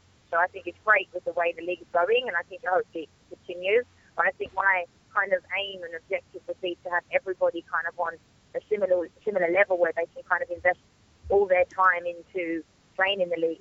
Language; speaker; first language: English; native; English